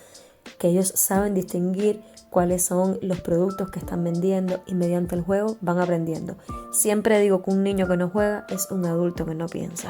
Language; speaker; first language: Spanish; native; Spanish